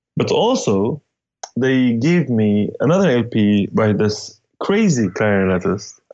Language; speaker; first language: English; non-native, fluent; Arabic